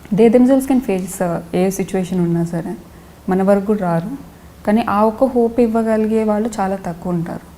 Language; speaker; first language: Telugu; non-native, local second language; Lambadi